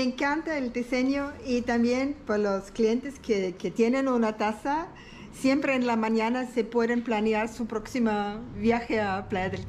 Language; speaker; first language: Spanish; non-native, learner; German